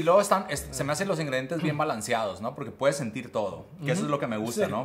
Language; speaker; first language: Spanish; native; Spanish